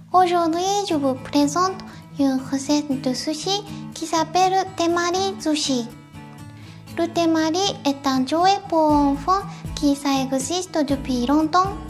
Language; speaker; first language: French; non-native, fluent; Japanese